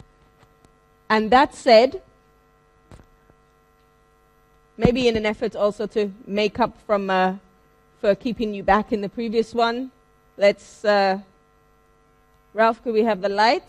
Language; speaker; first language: English; native; English